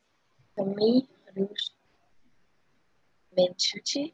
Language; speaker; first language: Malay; non-native, learner; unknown